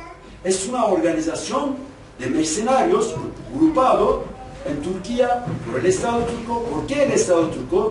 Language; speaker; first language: Spanish; non-native, fluent; Kurdish